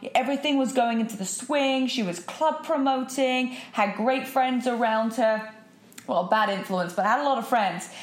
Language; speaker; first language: English; native; English